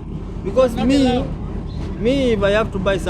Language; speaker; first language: English; non-native, learner; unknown